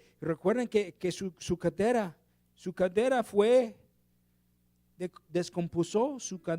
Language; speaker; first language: Spanish; non-native, learner; English